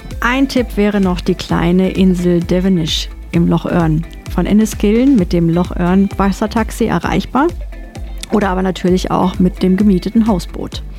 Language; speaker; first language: German; native; German